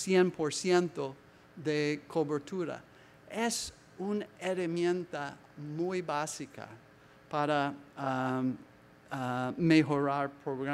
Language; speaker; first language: Spanish; non-native, learner; English